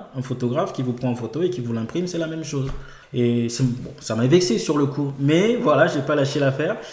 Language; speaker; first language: French; non-native, local second language; Ewe